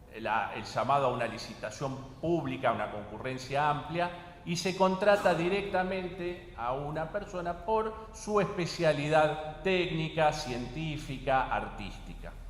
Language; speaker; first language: Spanish; native; Spanish